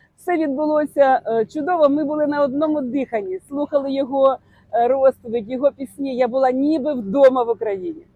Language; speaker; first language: Ukrainian; native; Ukrainian